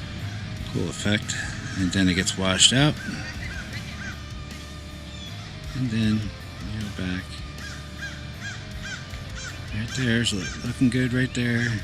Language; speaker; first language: English; native; English